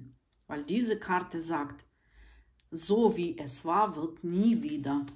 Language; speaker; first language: German; non-native, fluent; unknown